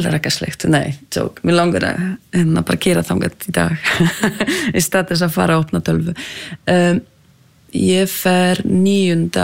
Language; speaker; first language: Icelandic; non-native, fluent; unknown